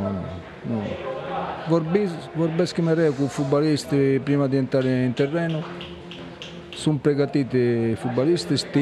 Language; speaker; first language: Romanian; non-native, learner; Italian